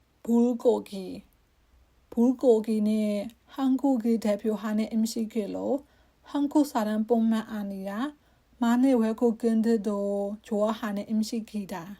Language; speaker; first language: Korean; non-native, learner; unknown